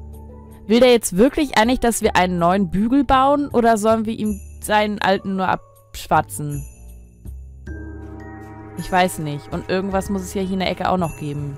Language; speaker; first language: German; native; German